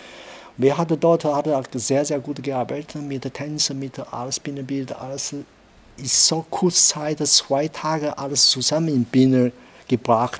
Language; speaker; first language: German; non-native, learner; Chinese